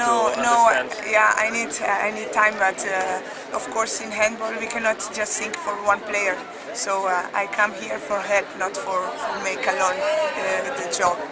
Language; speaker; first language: English; non-native, learner; Portuguese